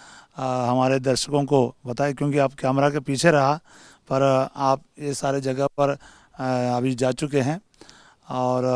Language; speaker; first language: Hindi; native; Hindi